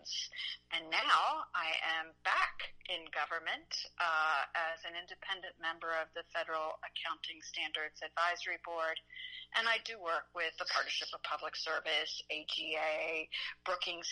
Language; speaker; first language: English; native; English